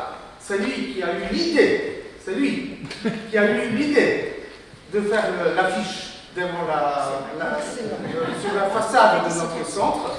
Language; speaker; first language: French; non-native, fluent; Polish